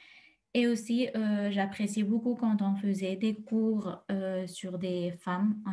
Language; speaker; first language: French; non-native, fluent; Spanish